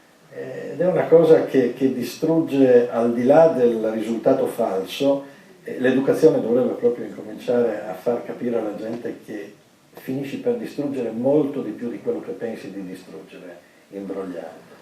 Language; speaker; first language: Italian; native; Italian